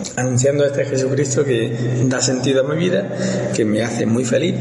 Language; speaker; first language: Spanish; native; Spanish